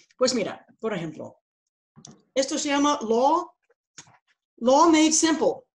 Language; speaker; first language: Spanish; non-native, fluent; English